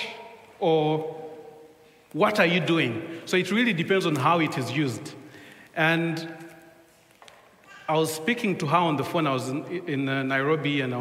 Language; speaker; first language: English; non-native, local second language; Ganda